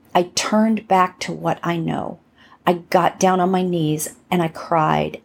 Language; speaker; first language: English; native; English